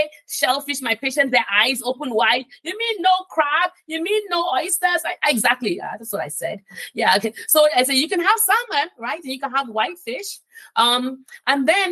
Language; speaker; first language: English; non-native, local second language; Yoruba